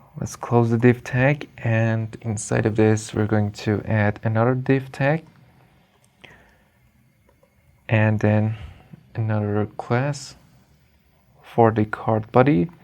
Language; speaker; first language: English; non-native, fluent; Persian